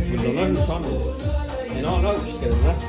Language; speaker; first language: Persian; native; Persian